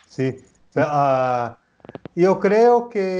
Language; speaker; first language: Spanish; non-native, learner; Portuguese